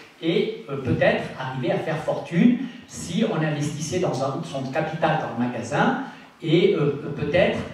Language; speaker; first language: French; native; French